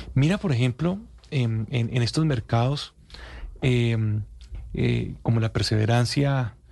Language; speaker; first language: Spanish; native; Spanish